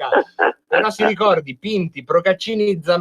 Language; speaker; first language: Italian; native; Italian